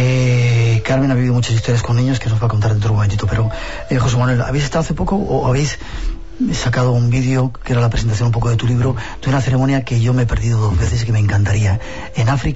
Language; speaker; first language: Spanish; native; Spanish